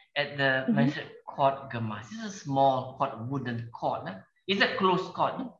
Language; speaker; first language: English; non-native, local second language; Malay